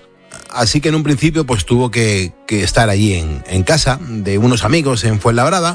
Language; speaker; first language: Spanish; native; Spanish